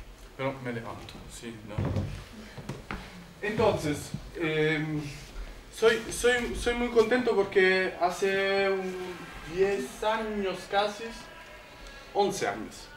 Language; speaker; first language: Spanish; non-native, fluent; Italian